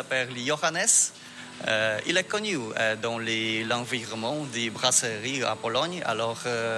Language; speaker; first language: French; non-native, learner; Polish